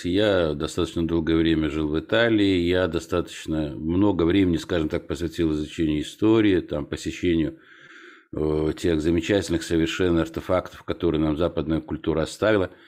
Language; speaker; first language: Russian; native; Russian